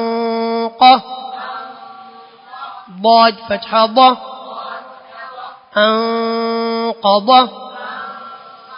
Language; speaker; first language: Arabic; non-native, learner; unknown